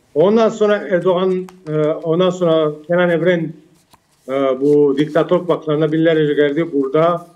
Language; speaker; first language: Turkish; early bilingual, heritage; Turkish